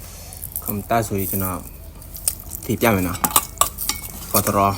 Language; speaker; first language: Burmese; non-native, learner; S'gaw Karen